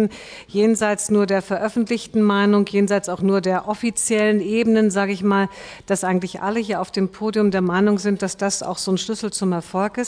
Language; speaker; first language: German; native; German